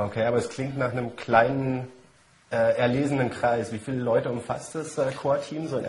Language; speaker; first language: German; native; German